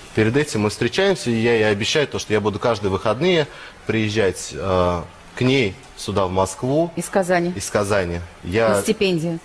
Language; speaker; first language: Russian; native; Russian